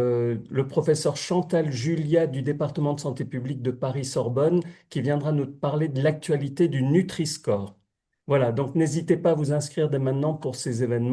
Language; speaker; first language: French; native; French